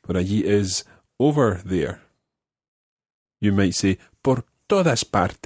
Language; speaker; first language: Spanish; non-native, fluent; English